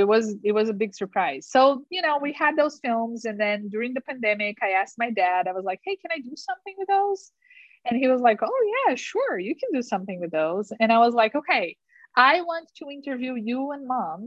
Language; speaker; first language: English; non-native, fluent; Portuguese